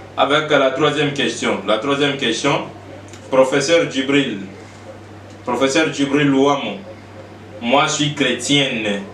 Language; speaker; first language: French; non-native, local second language; Lingala